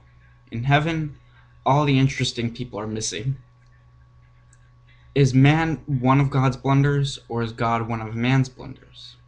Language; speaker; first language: English; native; English